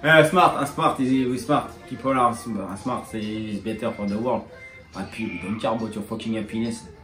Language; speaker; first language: English; non-native, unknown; French